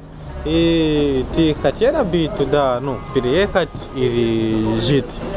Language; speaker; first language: Russian; non-native, learner; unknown